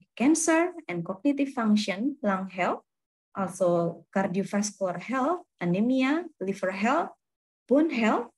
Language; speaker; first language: English; non-native, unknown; Indonesian